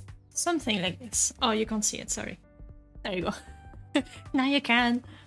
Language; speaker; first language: English; non-native, fluent; French